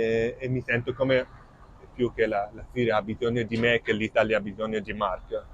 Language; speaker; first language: Italian; non-native, fluent; Arabic